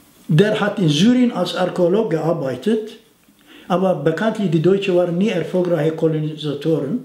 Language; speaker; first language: German; non-native, fluent; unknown